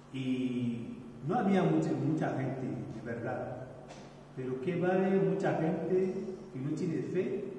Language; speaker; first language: Spanish; non-native, fluent; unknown